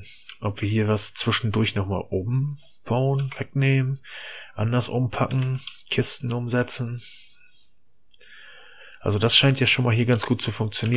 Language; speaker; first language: German; native; German